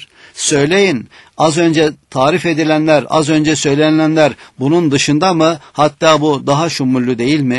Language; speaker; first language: Turkish; native; Turkish